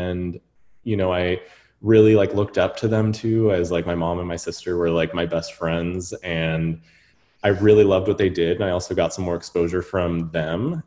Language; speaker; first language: English; native; English